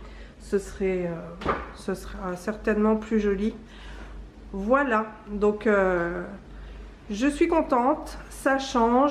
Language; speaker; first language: French; native; French